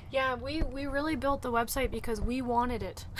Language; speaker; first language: English; native; English